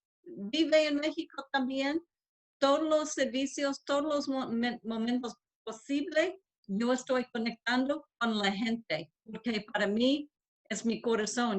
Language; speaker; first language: Spanish; non-native, learner; English